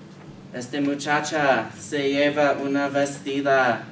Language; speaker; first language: Spanish; non-native, learner; English